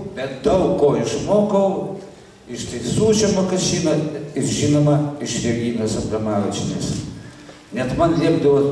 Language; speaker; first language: Lithuanian; native; Lithuanian